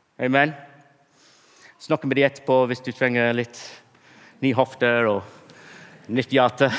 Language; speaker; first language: Norwegian; non-native, fluent; English